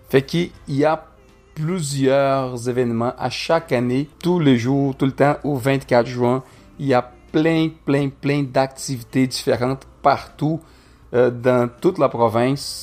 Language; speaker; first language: French; non-native, fluent; Portuguese